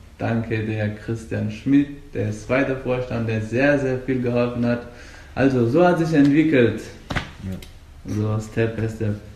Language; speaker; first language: German; non-native, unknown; Persian